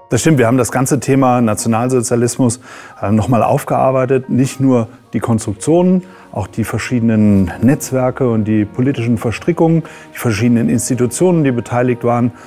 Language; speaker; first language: German; native; German